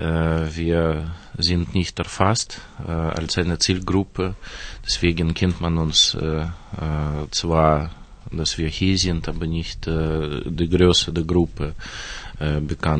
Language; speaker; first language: German; non-native, fluent; Russian